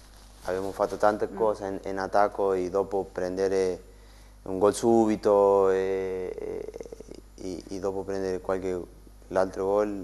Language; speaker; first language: Italian; non-native, learner; Spanish